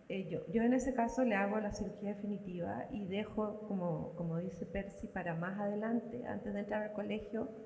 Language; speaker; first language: Spanish; native; Spanish